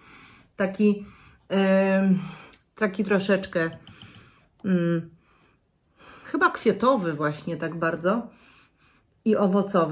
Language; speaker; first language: Polish; native; Polish